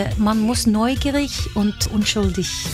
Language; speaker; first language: German; non-native, fluent; Norwegian